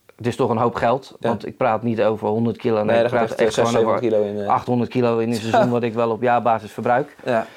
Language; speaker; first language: Dutch; native; Dutch